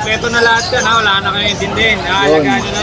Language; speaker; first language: Filipino; native; Filipino